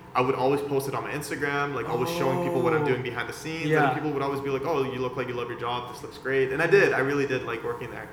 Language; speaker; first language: English; early bilingual, other home language; Persian